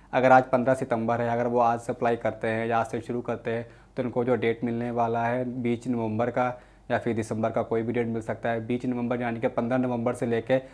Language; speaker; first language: Hindi; native; Hindi